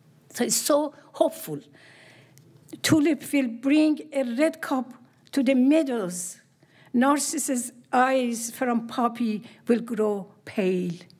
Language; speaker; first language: English; non-native, fluent; Persian